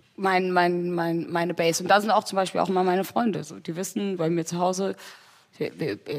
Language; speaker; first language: German; early bilingual, other home language; Tigrinya